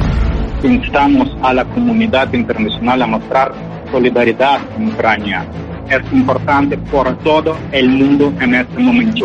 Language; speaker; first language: Spanish; non-native, fluent; Ukrainian